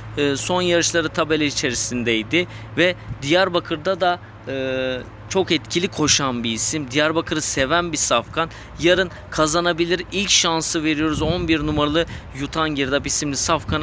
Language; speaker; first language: Turkish; native; Turkish